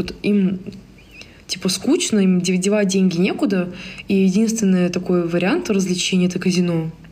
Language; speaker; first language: Russian; native; Russian